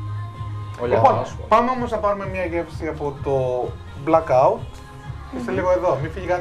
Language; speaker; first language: Greek; native; Greek